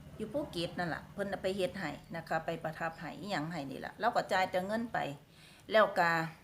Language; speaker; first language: Thai; native; Thai